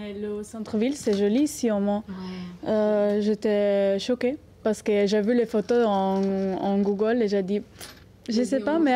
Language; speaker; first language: French; non-native, learner; Italian